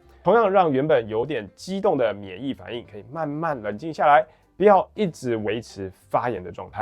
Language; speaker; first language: Chinese; native; Chinese